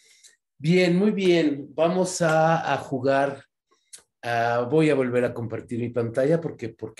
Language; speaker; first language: Spanish; native; Spanish